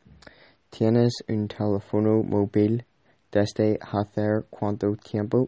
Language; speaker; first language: Spanish; non-native, learner; English